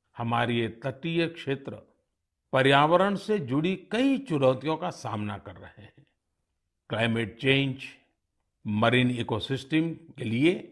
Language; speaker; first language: Hindi; non-native, local second language; Gujarati